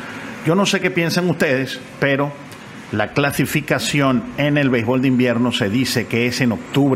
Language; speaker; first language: Spanish; native; Spanish